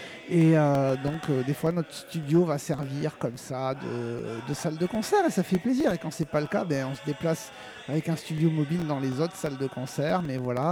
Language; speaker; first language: French; native; French